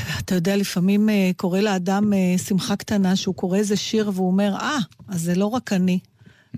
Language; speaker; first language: Hebrew; native; Hebrew